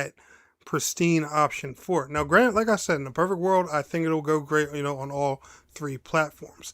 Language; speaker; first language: English; native; English